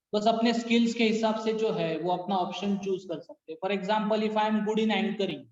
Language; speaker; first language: Hindi; non-native, local second language; Marathi